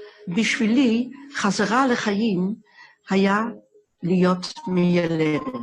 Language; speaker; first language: Hebrew; non-native, fluent; Dutch